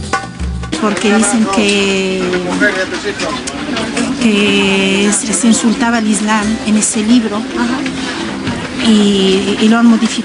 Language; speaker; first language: Spanish; non-native, fluent; Arabic